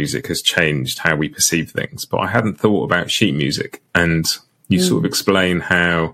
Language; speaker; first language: English; native; English